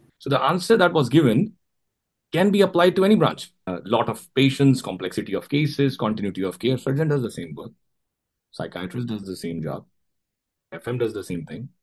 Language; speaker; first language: English; non-native, local second language; Urdu